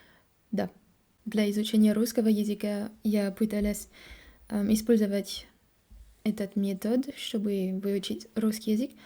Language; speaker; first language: Russian; non-native, learner; French